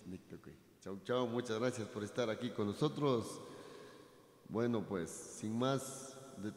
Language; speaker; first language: Spanish; native; Spanish